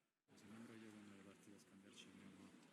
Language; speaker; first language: Italian; native; Italian